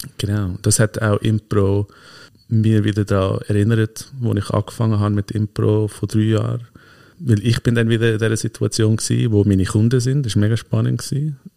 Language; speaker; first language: German; early bilingual, heritage; German